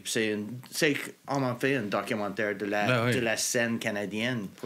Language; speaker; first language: French; non-native, local second language; English